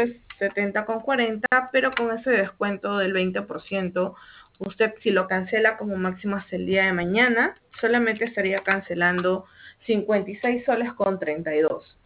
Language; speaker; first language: Spanish; native; Spanish